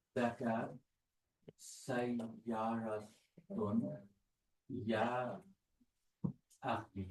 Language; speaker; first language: Arabic; non-native, learner; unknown